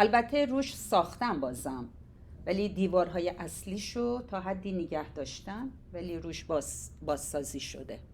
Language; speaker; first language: Persian; native; Persian